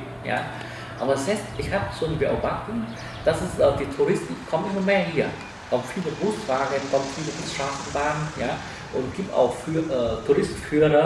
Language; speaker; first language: German; non-native, learner; Vietnamese